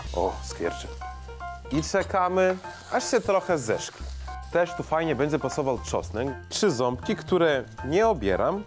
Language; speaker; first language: Polish; native; Polish